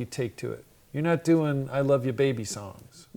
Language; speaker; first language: English; native; English